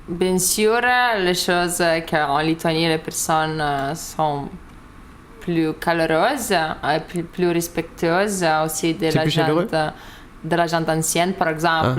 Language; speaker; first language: French; non-native, learner; Lithuanian